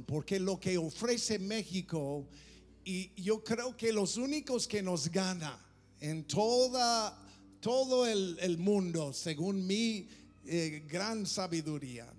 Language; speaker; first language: Spanish; non-native, fluent; English